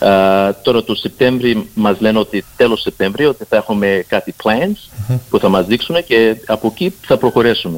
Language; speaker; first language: Greek; early bilingual, heritage; Greek